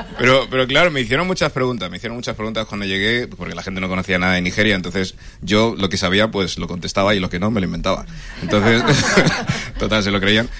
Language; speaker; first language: Spanish; early bilingual, other home language; English